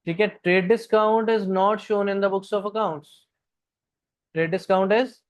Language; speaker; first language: Hindi; non-native, local second language; Punjabi